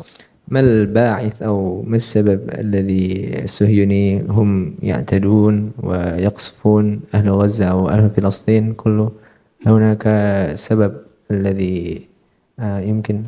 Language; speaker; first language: Arabic; non-native, learner; Indonesian